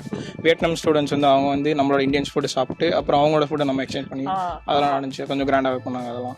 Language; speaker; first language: Tamil; native; Tamil